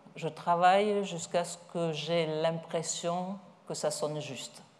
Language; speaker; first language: French; native; French